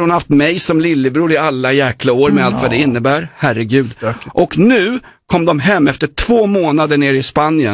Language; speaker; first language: Swedish; native; Swedish